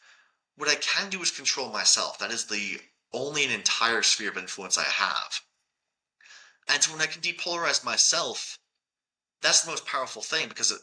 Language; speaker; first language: English; native; English